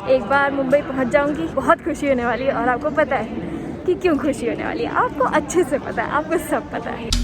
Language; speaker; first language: Hindi; native; Hindi